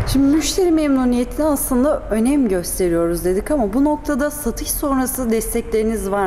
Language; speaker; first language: Turkish; native; Turkish